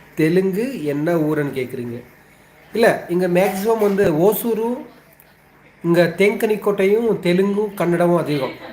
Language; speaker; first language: Tamil; non-native, local second language; Telugu